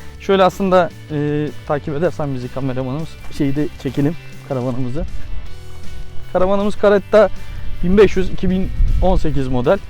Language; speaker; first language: Turkish; native; Turkish